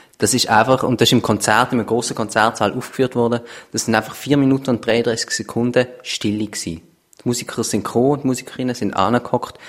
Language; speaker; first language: German; native; German